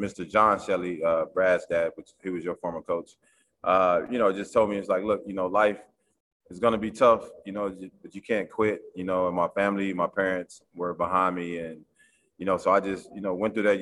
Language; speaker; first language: English; native; English